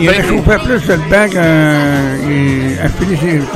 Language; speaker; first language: French; native; French